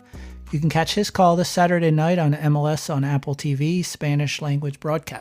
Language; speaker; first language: English; native; English